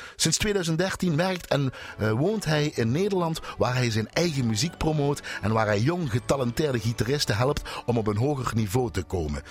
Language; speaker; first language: Dutch; native; Dutch